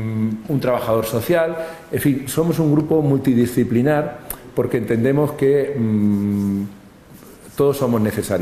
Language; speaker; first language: Spanish; native; Spanish